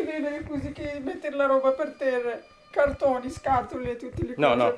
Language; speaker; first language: Italian; non-native, learner; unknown